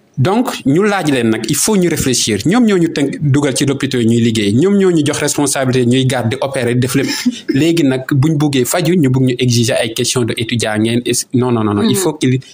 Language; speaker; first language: Wolof; native; Wolof